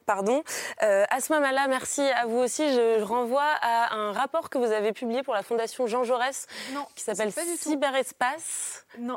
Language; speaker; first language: French; native; French